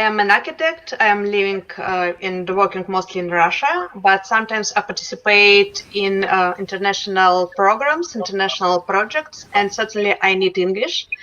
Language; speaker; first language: English; non-native, learner; Russian